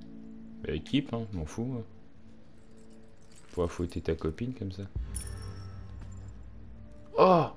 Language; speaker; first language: French; native; French